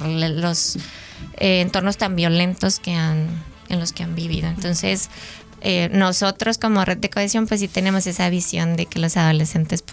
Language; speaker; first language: Spanish; native; Spanish